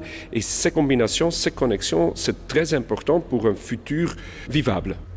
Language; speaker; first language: French; non-native, local second language; Dutch